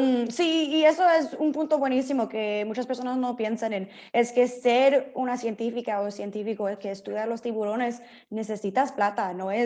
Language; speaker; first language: Spanish; early bilingual, heritage; Spanish